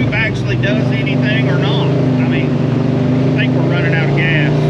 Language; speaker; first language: English; native; English